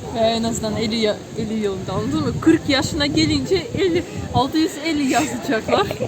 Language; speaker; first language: Turkish; non-native, fluent; Ukrainian